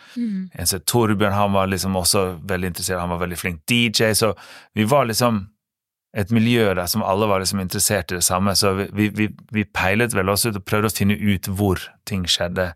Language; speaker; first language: Norwegian; native; Norwegian